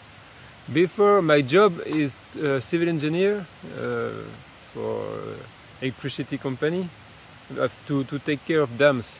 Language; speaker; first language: English; non-native, learner; French